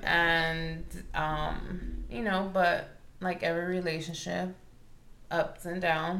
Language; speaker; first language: English; early bilingual, other home language; Spanish